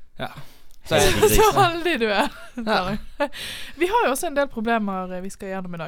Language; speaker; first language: Norwegian; native; Norwegian